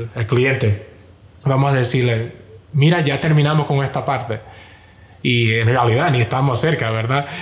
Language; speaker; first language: Spanish; early bilingual, heritage; Spanish